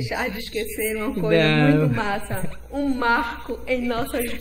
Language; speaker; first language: Portuguese; native; Portuguese